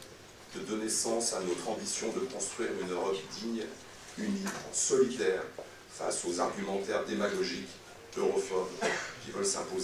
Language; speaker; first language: French; native; French